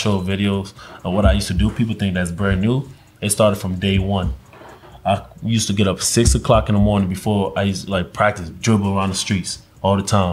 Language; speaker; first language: English; early bilingual, other home language; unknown